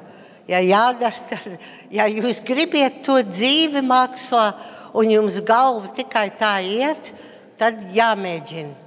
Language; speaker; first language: Latvian; early bilingual, heritage; Latvian